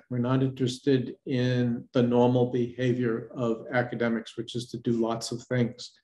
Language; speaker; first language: English; native; English